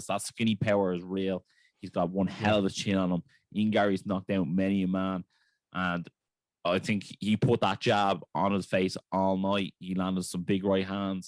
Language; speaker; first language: English; native; English